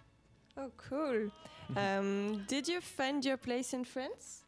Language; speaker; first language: English; non-native, learner; French